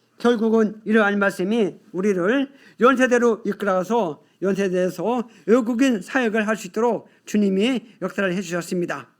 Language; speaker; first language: Korean; native; Korean